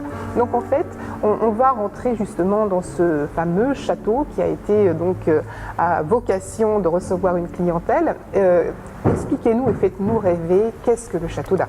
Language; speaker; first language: French; native; French